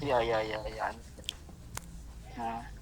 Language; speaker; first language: English; non-native, learner; Indonesian